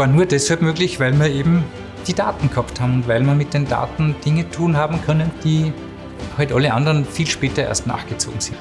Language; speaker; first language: German; native; German